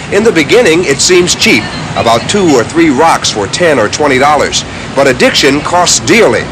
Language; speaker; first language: English; native; English